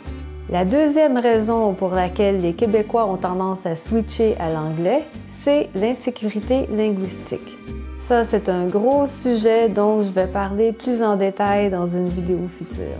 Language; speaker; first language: French; native; French